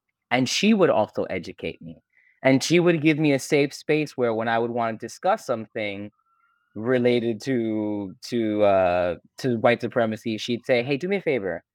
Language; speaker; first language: English; native; English